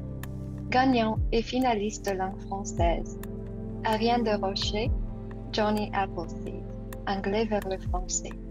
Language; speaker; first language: French; non-native, fluent; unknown